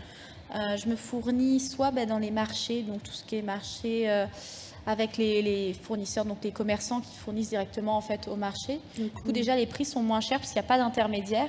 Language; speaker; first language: French; native; French